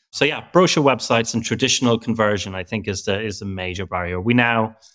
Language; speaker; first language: English; native; English